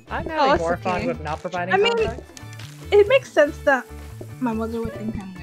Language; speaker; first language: English; native; English